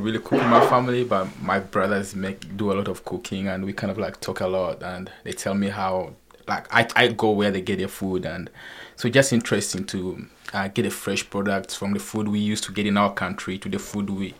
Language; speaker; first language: English; non-native, fluent; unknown